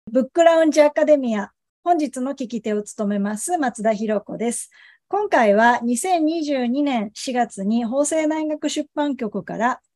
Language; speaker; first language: Japanese; native; Japanese